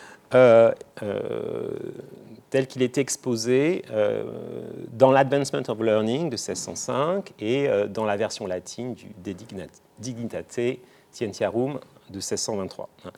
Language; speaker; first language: French; native; French